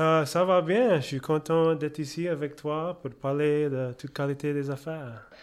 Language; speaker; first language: French; early bilingual, heritage; French